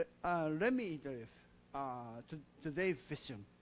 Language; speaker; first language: English; non-native, learner; Japanese